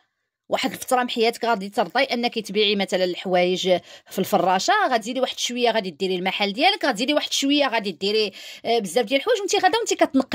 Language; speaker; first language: Arabic; native; Arabic